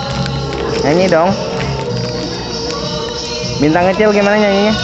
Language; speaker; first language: Indonesian; native; Indonesian